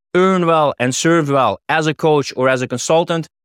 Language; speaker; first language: English; non-native, fluent; Dutch